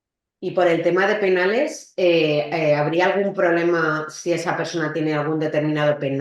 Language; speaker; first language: Spanish; native; Spanish